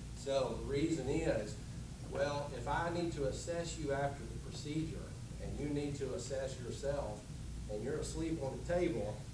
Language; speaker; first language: English; native; English